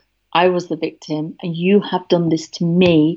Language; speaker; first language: English; native; English